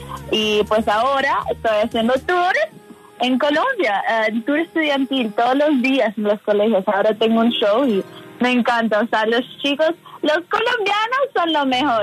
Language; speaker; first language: Spanish; non-native, fluent; English